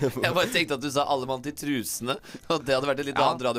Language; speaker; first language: Norwegian; native; Norwegian